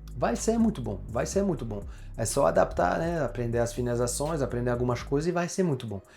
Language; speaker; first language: Portuguese; non-native, fluent; French